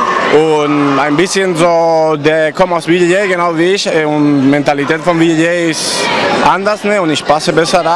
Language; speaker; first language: German; non-native, learner; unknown